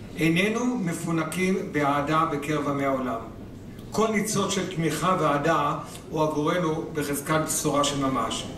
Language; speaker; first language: Hebrew; native; Hebrew